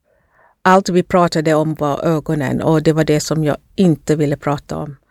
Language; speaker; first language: Swedish; non-native, fluent; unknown